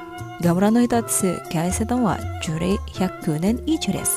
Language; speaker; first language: Japanese; non-native, fluent; Indonesian